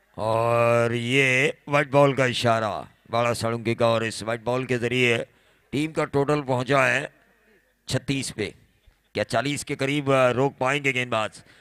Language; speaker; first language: Hindi; non-native, local second language; Marathi